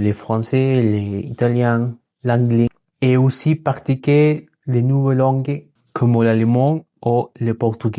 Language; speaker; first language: French; non-native, learner; Spanish